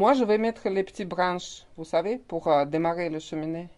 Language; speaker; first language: French; non-native, learner; Russian